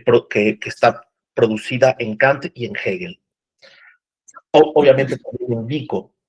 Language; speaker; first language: Spanish; native; Spanish